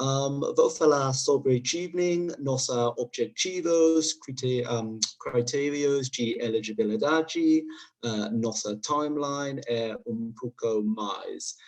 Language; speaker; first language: Portuguese; non-native, learner; English